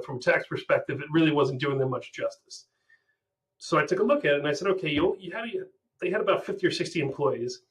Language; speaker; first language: English; native; English